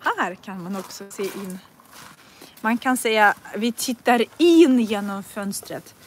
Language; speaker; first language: Swedish; non-native, fluent; Russian